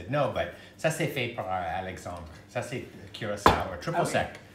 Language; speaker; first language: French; non-native, fluent; English